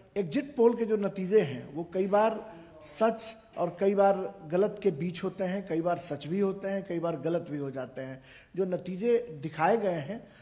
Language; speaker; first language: Hindi; native; Hindi